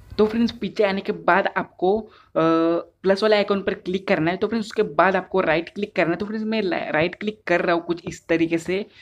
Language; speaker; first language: Hindi; non-native, local second language; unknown